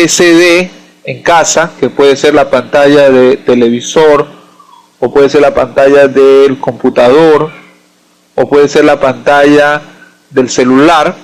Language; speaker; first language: Spanish; native; Spanish